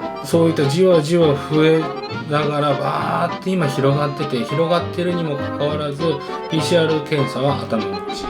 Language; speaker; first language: Japanese; native; Japanese